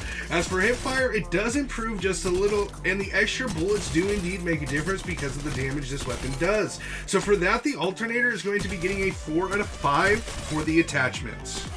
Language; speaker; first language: English; native; English